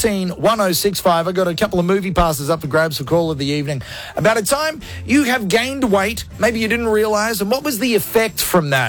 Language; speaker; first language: English; native; English